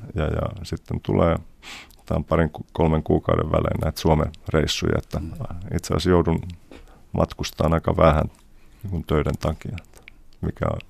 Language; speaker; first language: Finnish; native; Finnish